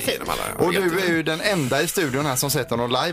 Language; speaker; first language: Swedish; native; Swedish